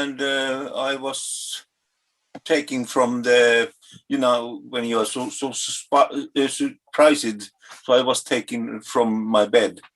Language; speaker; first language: English; non-native, fluent; Finnish